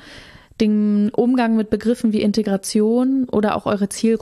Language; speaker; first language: German; native; German